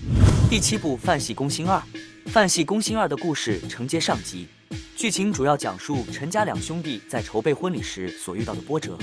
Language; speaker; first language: Chinese; native; Chinese